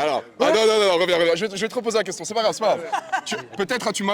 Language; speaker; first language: French; native; French